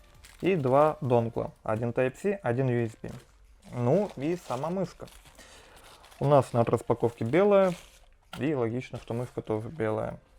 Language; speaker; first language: Russian; native; Russian